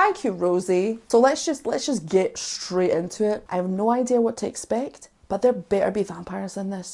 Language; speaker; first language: English; native; English